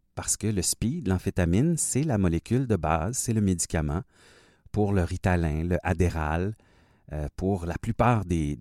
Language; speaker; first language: French; native; French